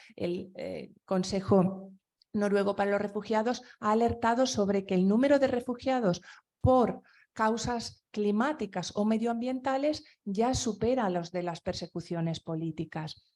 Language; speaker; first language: Spanish; non-native, local second language; Galician